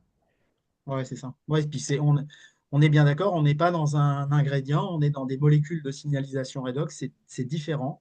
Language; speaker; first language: French; native; French